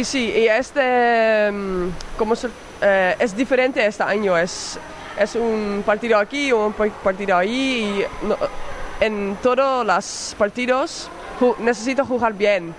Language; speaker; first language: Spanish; non-native, learner; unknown